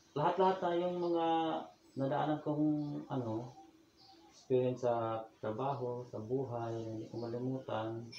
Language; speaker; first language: Filipino; non-native, local second language; Cebuano